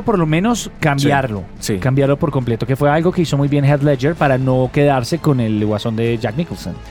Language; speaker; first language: Spanish; native; Spanish